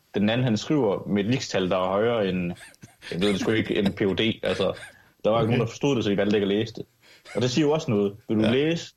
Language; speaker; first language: Danish; early bilingual, other home language; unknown